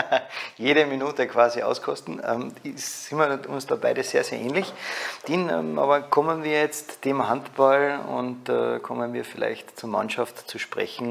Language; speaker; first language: German; native; German